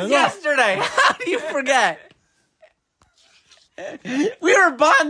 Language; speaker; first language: English; native; English